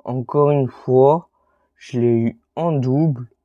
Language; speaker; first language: French; native; French